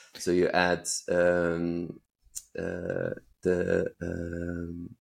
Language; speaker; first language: English; non-native, fluent; Dutch